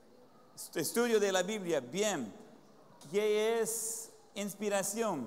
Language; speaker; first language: Spanish; non-native, fluent; English